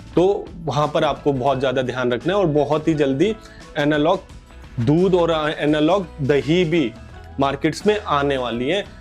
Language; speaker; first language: Hindi; native; Hindi